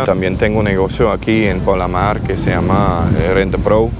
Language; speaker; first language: Spanish; non-native, fluent; German